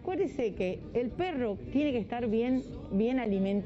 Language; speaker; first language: Spanish; native; Spanish